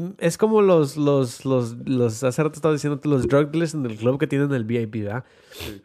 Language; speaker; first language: Spanish; early bilingual, heritage; Spanish